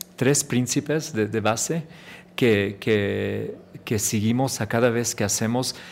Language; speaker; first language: Spanish; early bilingual, heritage; Spanish